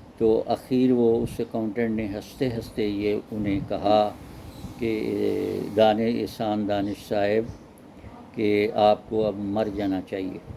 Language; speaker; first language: Urdu; non-native, local second language; Punjabi